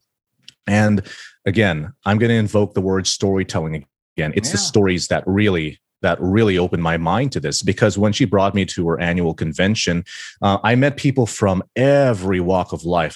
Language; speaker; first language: English; non-native, local second language; Filipino